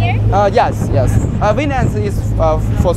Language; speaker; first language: English; non-native, learner; Chinese